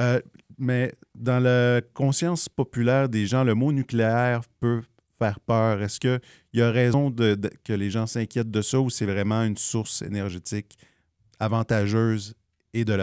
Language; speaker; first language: French; native; French